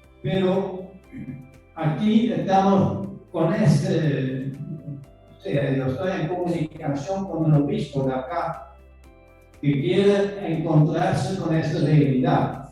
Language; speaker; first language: Spanish; non-native, fluent; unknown